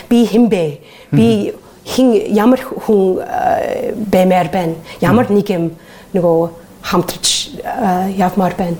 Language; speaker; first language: Mongolian; non-native, learner; English